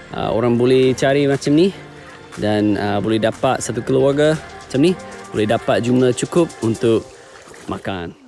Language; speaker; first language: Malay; non-native, fluent; English